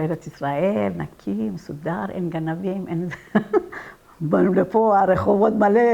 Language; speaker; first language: Hebrew; non-native, fluent; Persian